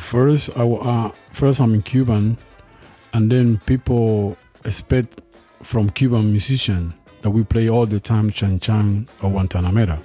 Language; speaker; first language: English; non-native, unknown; Spanish